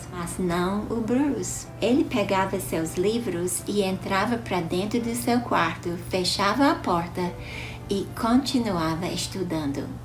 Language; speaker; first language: Portuguese; non-native, fluent; English